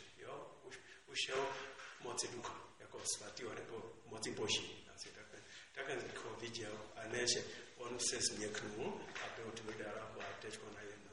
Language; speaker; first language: Czech; non-native, learner; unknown